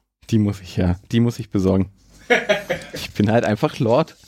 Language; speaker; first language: German; native; German